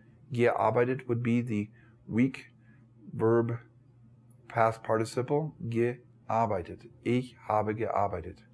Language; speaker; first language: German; non-native, fluent; English